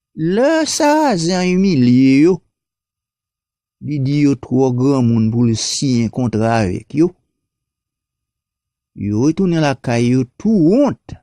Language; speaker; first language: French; non-native, local second language; Haitian Creole